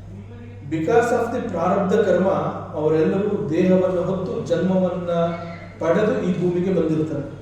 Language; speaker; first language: Kannada; native; Kannada